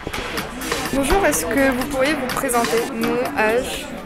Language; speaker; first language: French; native; French